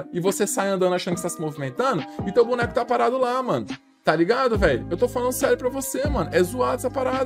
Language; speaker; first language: Portuguese; native; Portuguese